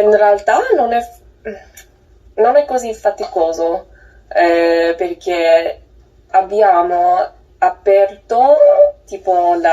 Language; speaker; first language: Italian; non-native, learner; English